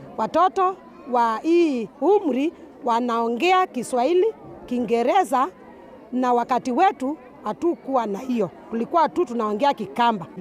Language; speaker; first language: Swahili; non-native, local second language; Kamba